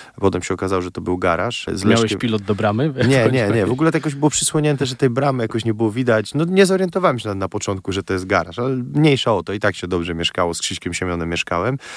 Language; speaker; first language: Polish; native; Polish